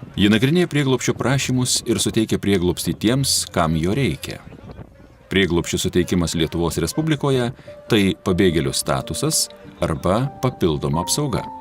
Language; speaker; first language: Lithuanian; native; Lithuanian